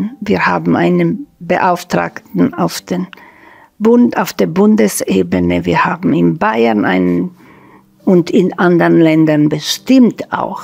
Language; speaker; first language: German; non-native, fluent; Slovak